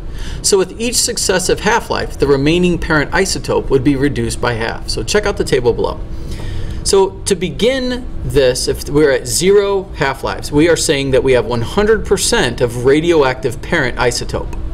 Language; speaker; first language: English; native; English